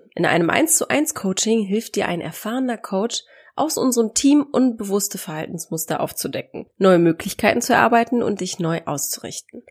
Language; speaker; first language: German; native; German